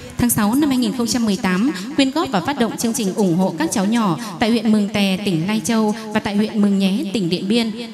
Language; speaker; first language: Vietnamese; non-native, local second language; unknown